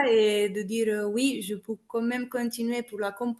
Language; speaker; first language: French; non-native, fluent; Italian